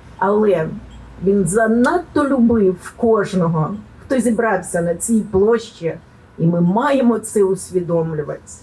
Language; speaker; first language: Ukrainian; native; Ukrainian